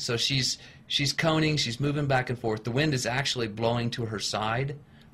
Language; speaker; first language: English; native; English